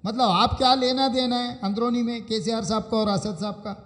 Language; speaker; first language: Hindi; non-native, local second language; Telugu